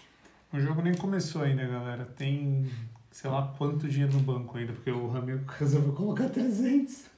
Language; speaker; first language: Portuguese; native; Portuguese